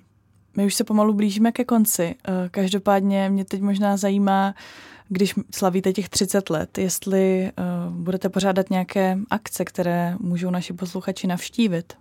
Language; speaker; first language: Czech; native; Czech